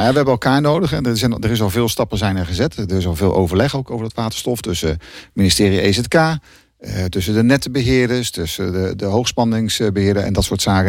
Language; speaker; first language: Dutch; native; Dutch